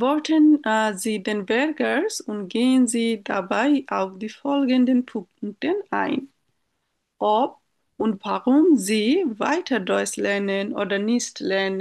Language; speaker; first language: German; non-native, learner; Bangla